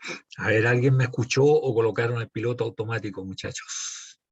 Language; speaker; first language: Spanish; native; Spanish